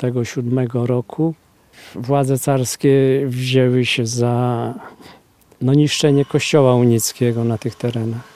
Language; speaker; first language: Polish; native; Polish